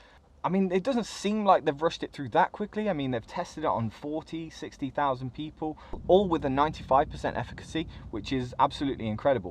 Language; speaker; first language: English; native; English